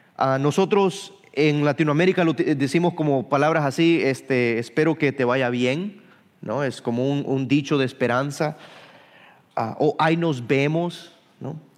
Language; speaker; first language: Spanish; early bilingual, heritage; Spanish